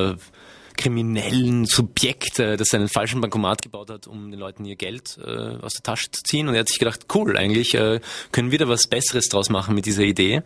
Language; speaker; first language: German; native; German